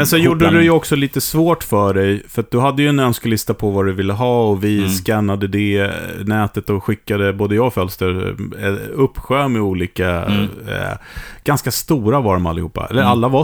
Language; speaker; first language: Swedish; native; Swedish